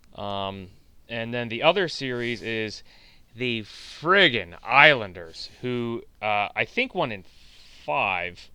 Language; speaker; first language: English; native; English